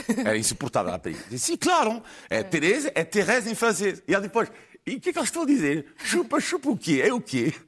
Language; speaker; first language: Portuguese; non-native, fluent; French